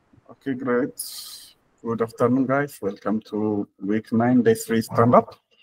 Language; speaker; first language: English; non-native, fluent; Amharic